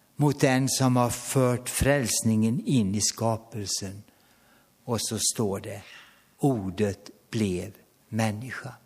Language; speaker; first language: Swedish; native; Swedish